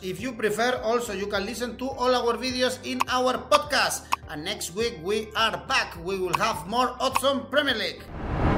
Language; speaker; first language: English; non-native, fluent; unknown